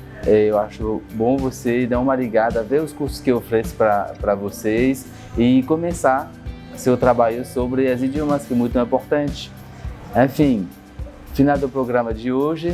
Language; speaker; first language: Portuguese; non-native, fluent; French